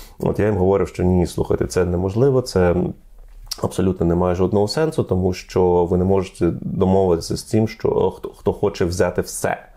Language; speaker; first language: Ukrainian; non-native, fluent; Russian